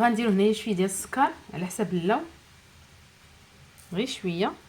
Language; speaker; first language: Arabic; native; Arabic